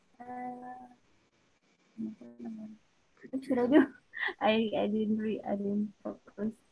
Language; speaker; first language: English; non-native, learner; Indonesian